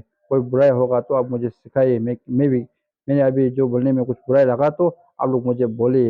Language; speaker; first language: Hindi; non-native, fluent; Tibetan